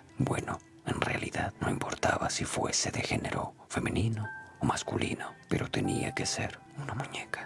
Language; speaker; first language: Spanish; native; Spanish